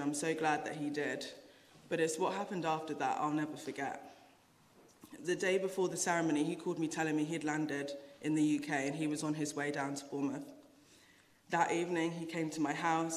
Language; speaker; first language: English; native; English